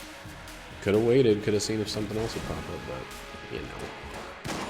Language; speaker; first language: English; native; English